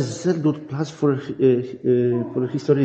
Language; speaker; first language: German; non-native, learner; Polish